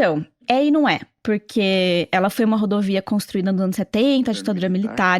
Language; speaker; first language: Portuguese; native; Portuguese